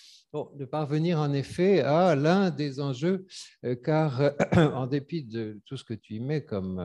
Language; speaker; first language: French; native; French